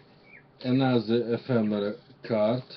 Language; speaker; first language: English; non-native, learner; Russian